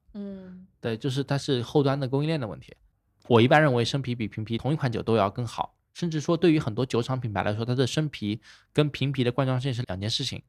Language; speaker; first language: Chinese; native; Chinese